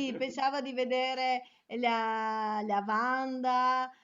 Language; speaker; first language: Italian; native; Italian